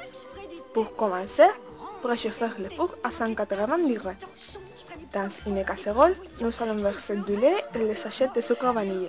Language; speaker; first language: French; non-native, learner; Spanish